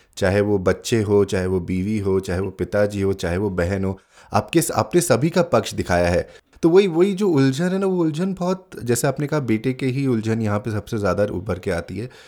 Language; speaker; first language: Hindi; native; Hindi